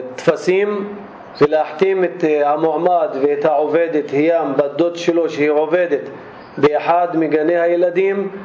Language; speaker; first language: Hebrew; non-native, local second language; Arabic